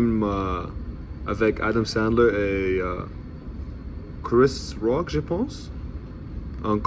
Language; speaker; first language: French; non-native, learner; English